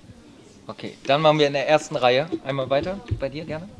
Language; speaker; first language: German; native; German